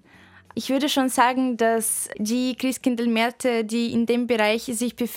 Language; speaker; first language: German; non-native, fluent; Russian